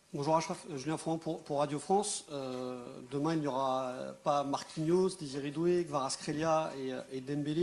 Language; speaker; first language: French; native; French